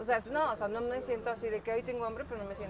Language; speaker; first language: Spanish; native; Spanish